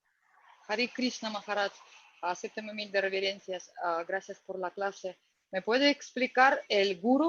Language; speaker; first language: Spanish; non-native, learner; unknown